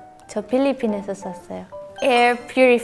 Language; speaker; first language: Korean; non-native, learner; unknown